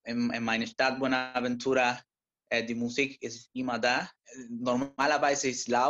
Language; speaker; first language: German; non-native, learner; Spanish